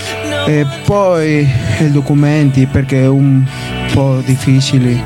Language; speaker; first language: Italian; non-native, learner; Spanish